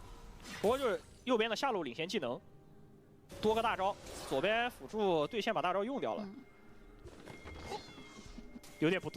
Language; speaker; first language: Chinese; native; Chinese